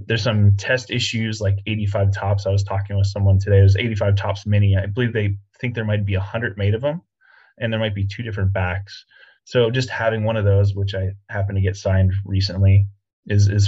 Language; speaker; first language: English; native; English